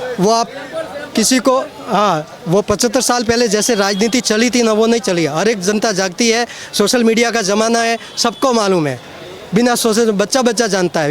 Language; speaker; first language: Hindi; native; Hindi